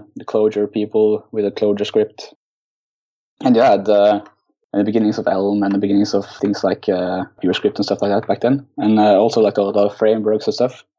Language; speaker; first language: English; non-native, fluent; Norwegian